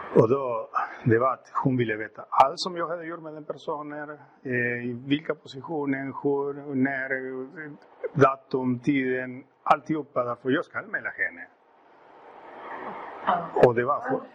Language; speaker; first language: Swedish; non-native, fluent; Spanish